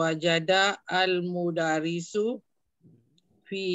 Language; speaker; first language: Arabic; non-native, learner; Malay